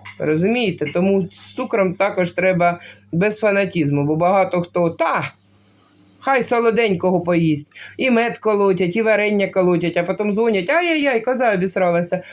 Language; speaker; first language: Ukrainian; non-native, local second language; Russian